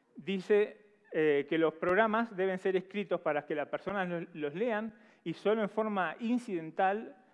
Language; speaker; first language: Spanish; native; Spanish